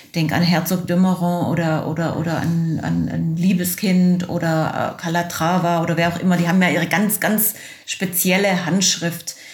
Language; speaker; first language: German; non-native, fluent; Italian